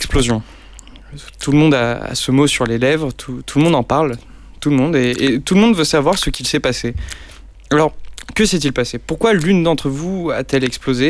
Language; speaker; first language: French; native; French